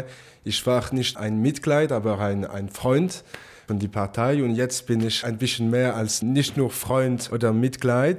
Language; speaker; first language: German; non-native, local second language; French